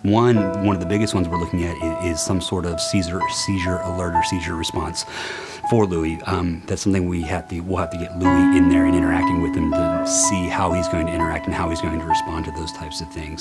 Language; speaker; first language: English; native; English